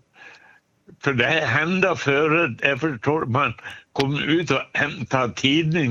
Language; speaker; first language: Swedish; native; Swedish